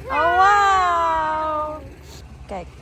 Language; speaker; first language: Dutch; non-native, learner; Filipino